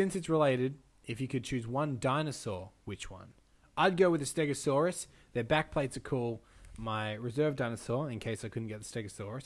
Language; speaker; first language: English; native; English